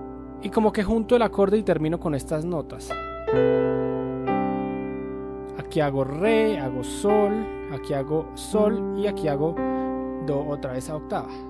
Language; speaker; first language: Spanish; native; Spanish